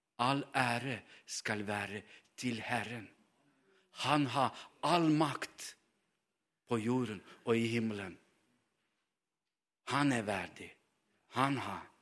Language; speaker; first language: Norwegian; non-native, fluent; Ukrainian